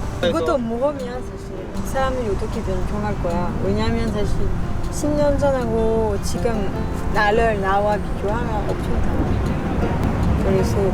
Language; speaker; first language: Korean; non-native, learner; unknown